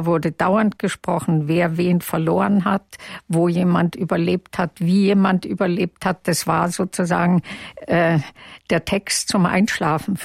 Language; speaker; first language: German; non-native, local second language; Yiddish